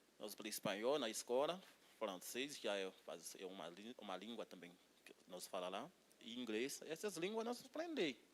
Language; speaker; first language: Portuguese; non-native, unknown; Haitian Creole